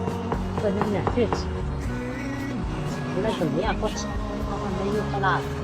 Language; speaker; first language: Chinese; native; Chinese